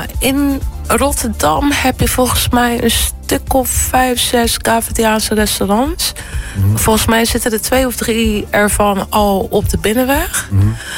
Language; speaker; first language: Dutch; early bilingual, other home language; Kabuverdianu